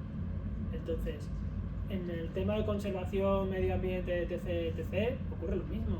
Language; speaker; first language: Spanish; native; Spanish